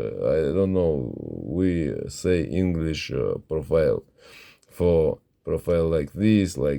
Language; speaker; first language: English; non-native, learner; Russian